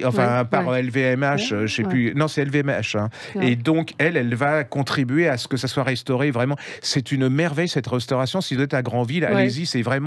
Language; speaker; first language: French; native; French